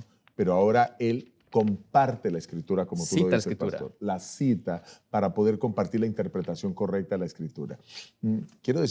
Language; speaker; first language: Spanish; native; Spanish